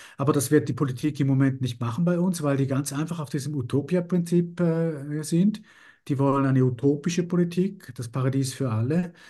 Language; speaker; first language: German; early bilingual, other home language; Spanish